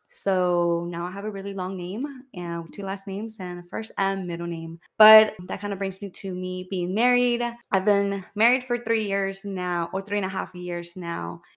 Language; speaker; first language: English; early bilingual, other home language; Spanish